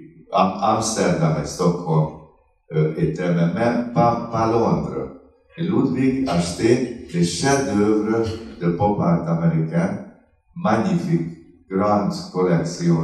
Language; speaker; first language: French; non-native, fluent; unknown